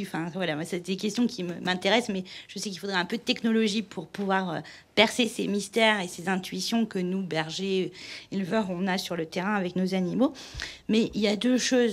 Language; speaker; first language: French; native; French